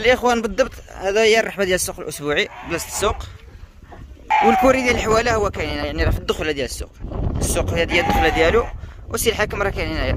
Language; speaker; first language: Arabic; native; Arabic